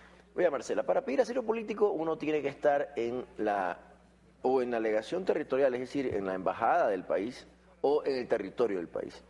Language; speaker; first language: Spanish; native; Spanish